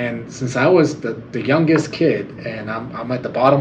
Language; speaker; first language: English; non-native, fluent; Chinese